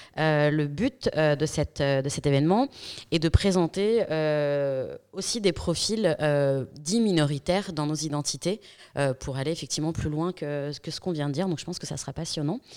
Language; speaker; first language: French; native; French